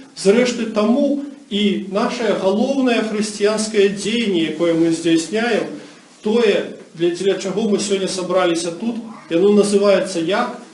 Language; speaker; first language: Belarusian; non-native, local second language; Russian